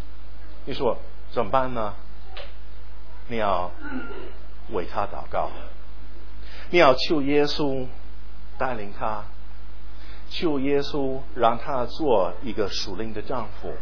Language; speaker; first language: Chinese; non-native, fluent; English